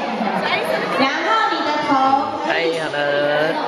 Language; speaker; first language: Chinese; native; Chinese